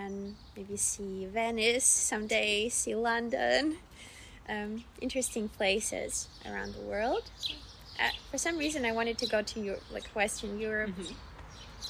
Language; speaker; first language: English; non-native, fluent; Russian